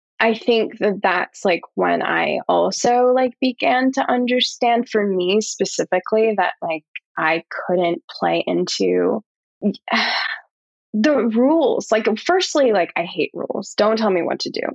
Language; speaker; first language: English; native; English